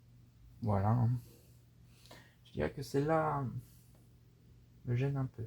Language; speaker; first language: French; native; French